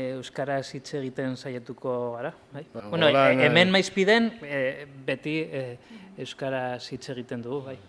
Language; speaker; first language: Basque; non-native, local second language; Spanish